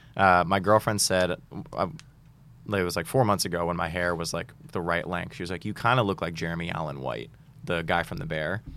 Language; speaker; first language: English; native; English